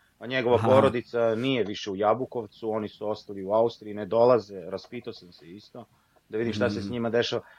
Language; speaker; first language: Serbian; native; Serbian